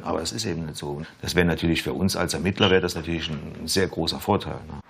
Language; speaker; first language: German; native; German